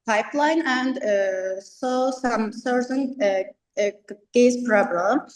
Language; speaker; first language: English; non-native, learner; Azerbaijani